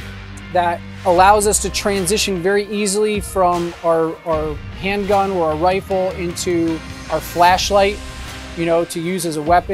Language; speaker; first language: English; native; English